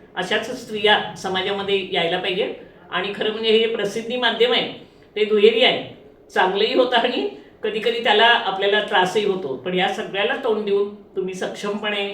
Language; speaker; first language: Marathi; native; Marathi